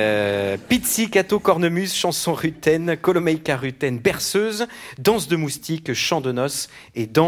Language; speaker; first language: French; native; French